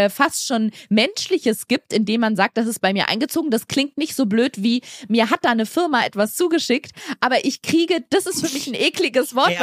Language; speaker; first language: German; native; German